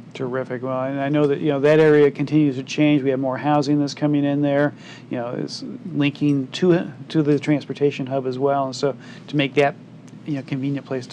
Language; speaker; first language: English; native; English